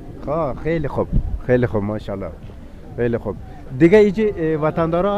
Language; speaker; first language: Persian; non-native, local second language; Uzbek